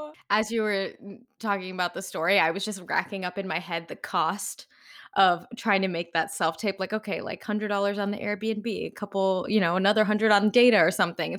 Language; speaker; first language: English; native; English